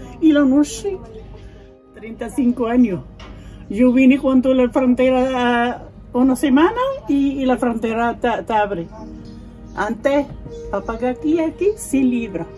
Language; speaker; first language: Spanish; non-native, learner; Arabic